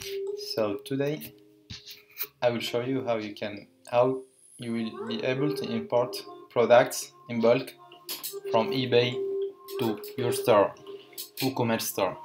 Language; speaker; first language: English; non-native, fluent; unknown